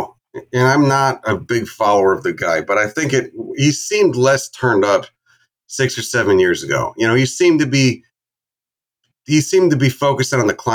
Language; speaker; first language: English; native; English